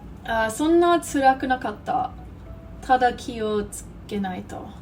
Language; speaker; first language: Japanese; non-native, learner; English